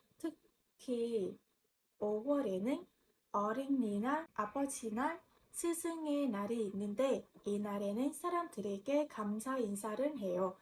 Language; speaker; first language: Korean; non-native, learner; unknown